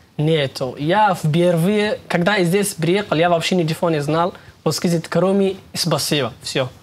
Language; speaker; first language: Russian; non-native, learner; Somali